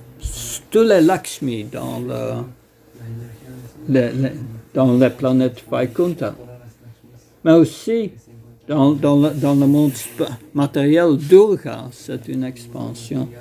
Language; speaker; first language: French; non-native, fluent; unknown